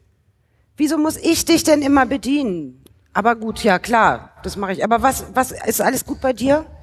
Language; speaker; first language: German; native; German